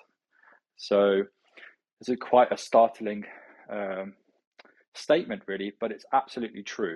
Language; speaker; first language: English; native; English